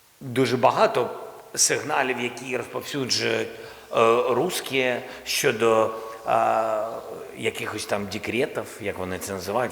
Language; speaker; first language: Ukrainian; non-native, local second language; Russian